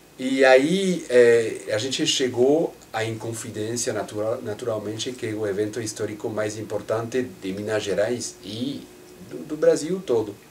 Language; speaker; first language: Portuguese; non-native, fluent; French